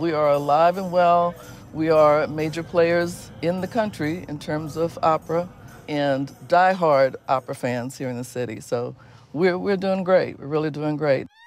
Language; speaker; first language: English; native; English